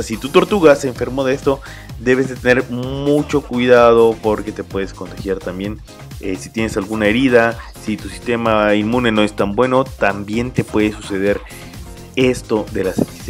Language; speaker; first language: Spanish; native; Spanish